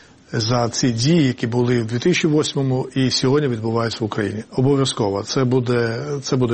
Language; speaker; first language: Ukrainian; non-native, fluent; Georgian